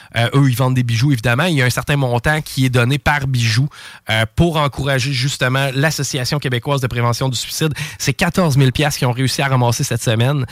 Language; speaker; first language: French; native; French